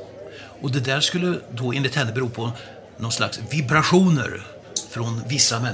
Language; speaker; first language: Swedish; native; Swedish